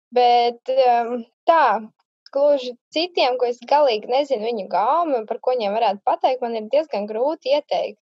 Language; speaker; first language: Latvian; native; Latvian